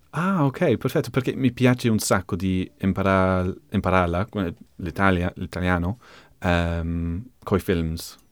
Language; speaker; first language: Italian; non-native, learner; English